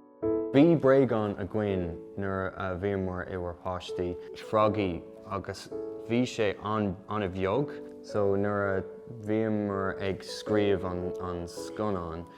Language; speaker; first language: Irish; native; Irish